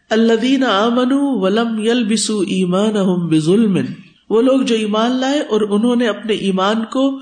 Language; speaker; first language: Urdu; native; Urdu